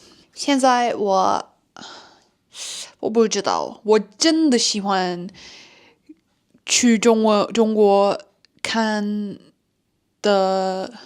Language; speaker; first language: Chinese; non-native, learner; Turkish